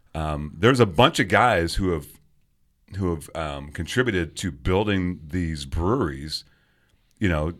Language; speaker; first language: English; native; English